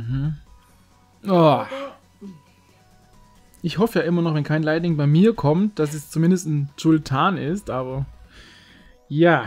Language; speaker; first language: German; native; German